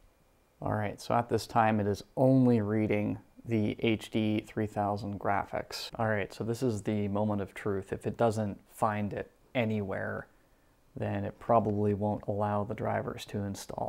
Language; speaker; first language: English; native; English